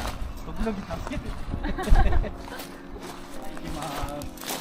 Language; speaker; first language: Japanese; native; Japanese